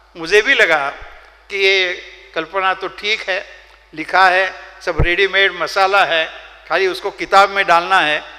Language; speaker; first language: Hindi; non-native, local second language; Marathi